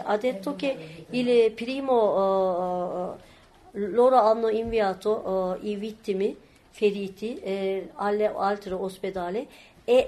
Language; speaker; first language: Italian; non-native, learner; Turkish